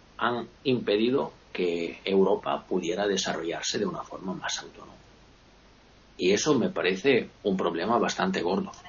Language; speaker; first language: Spanish; non-native, fluent; Italian